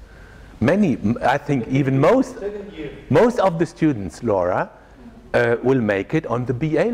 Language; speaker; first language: English; non-native, fluent; German